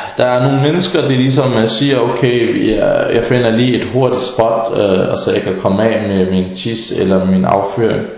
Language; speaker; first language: Danish; early bilingual, other home language; Arabic